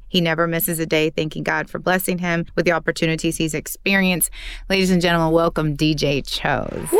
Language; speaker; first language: English; native; English